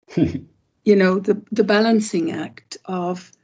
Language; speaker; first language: English; non-native, fluent; German